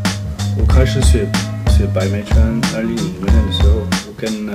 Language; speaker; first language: Chinese; non-native, fluent; French